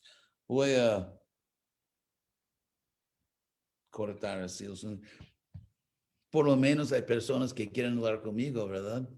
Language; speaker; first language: Spanish; non-native, fluent; English